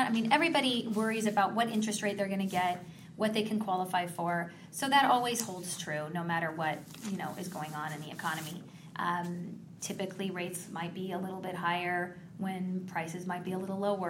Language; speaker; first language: English; native; English